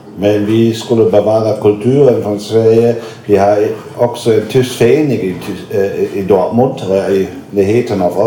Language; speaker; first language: Swedish; non-native, learner; German